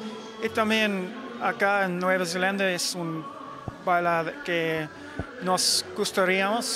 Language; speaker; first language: Spanish; non-native, learner; English